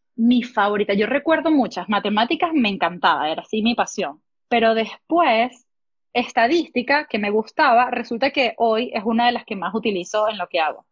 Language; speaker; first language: Spanish; native; Spanish